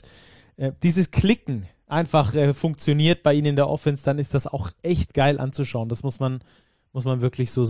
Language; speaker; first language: German; native; German